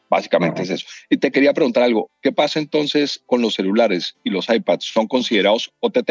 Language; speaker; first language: Spanish; native; Spanish